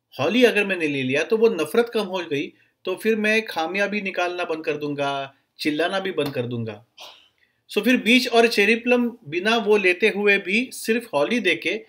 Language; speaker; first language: Hindi; non-native, local second language; Marathi